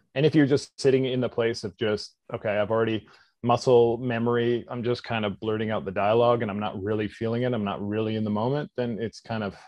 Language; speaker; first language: English; native; English